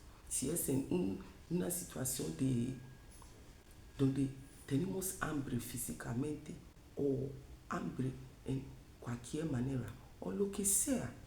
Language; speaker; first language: Spanish; non-native, fluent; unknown